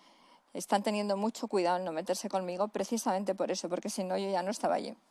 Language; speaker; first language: Spanish; native; Spanish